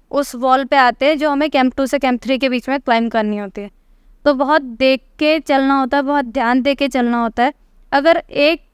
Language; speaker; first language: Hindi; native; Hindi